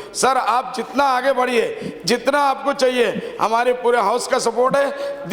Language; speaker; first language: Hindi; non-native, local second language; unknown